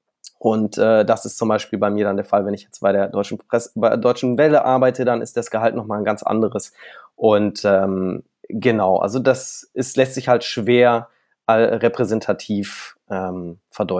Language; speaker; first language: German; native; German